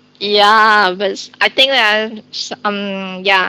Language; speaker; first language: English; non-native, learner; Vietnamese